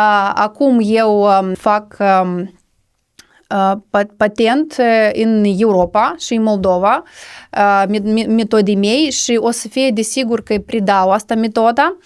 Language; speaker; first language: Romanian; non-native, local second language; Russian